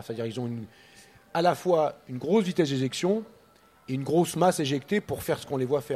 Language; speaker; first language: French; native; French